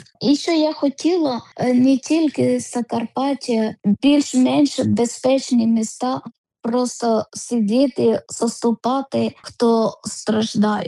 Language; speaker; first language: Ukrainian; non-native, learner; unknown